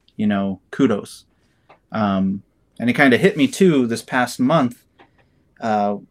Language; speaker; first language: English; native; English